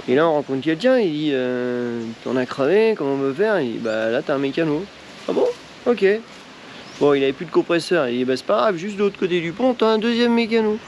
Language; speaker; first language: French; native; French